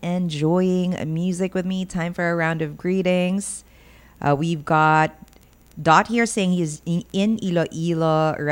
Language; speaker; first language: English; non-native, local second language; Cebuano